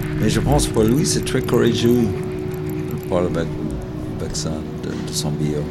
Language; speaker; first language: French; non-native, learner; English